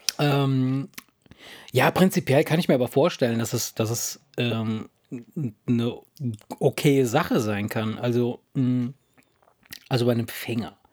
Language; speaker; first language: German; early bilingual, other home language; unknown